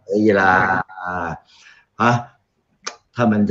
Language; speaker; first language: Chinese; non-native, local second language; Cantonese